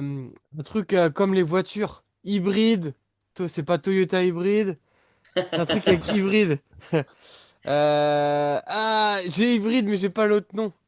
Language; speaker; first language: French; native; French